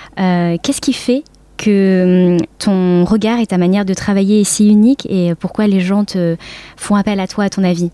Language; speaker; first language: French; native; French